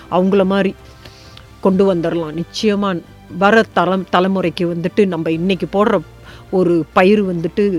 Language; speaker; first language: Tamil; early bilingual, heritage; Tamil